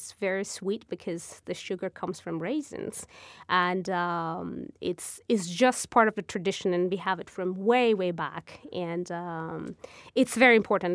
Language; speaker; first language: English; non-native, fluent; Persian